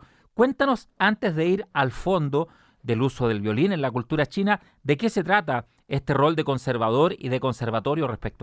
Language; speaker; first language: Spanish; native; Spanish